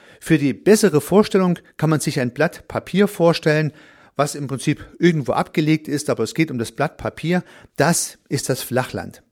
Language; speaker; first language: German; native; German